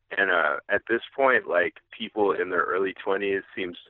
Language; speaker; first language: English; native; English